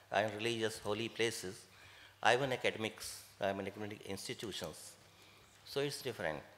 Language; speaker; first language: English; non-native, local second language; Bhojpuri